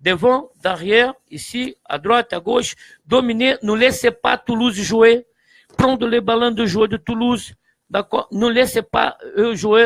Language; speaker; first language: French; non-native, fluent; Portuguese